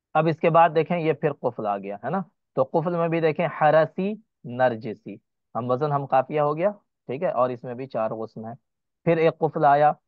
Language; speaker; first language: Hindi; native; Hindi